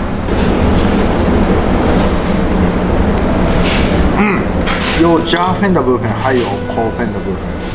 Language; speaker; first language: Chinese; non-native, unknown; Japanese